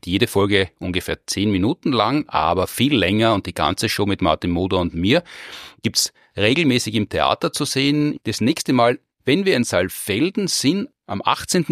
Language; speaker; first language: German; native; German